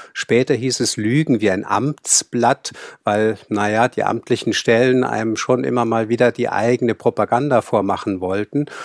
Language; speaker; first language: German; native; German